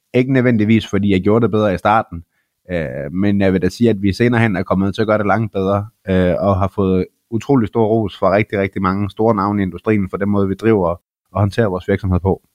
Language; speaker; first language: Danish; early bilingual, other home language; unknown